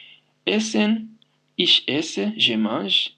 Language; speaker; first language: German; non-native, fluent; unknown